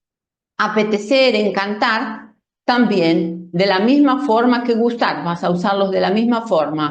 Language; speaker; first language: Spanish; non-native, fluent; Portuguese